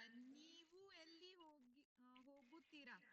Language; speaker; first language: Kannada; non-native, learner; Hindi